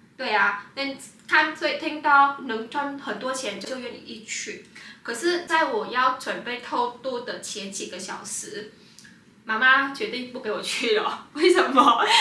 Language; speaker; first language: Chinese; non-native, fluent; Vietnamese